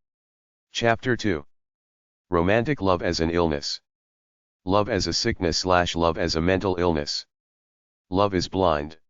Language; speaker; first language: English; native; English